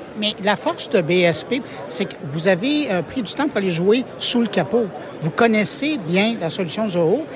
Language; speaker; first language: French; native; French